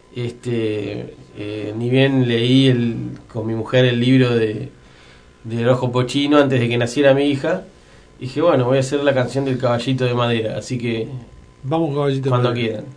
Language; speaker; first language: Spanish; native; Spanish